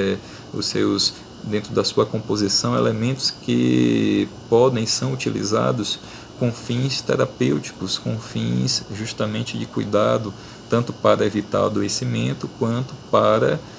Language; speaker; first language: Portuguese; native; Portuguese